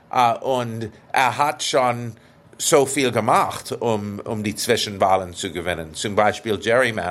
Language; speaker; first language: German; non-native, fluent; English